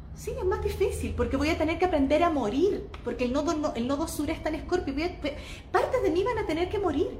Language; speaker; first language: Spanish; native; Spanish